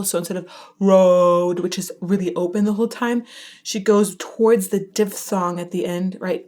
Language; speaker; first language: English; native; English